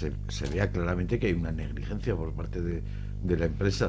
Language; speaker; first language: Spanish; native; Spanish